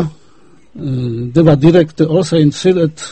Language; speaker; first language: Danish; non-native, fluent; Polish